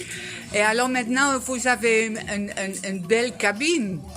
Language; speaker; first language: French; non-native, learner; Dutch